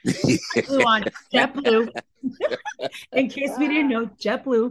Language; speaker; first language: English; early bilingual, other home language; Spanish